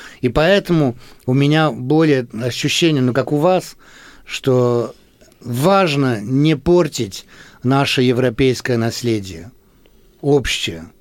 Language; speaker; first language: Russian; early bilingual, heritage; Russian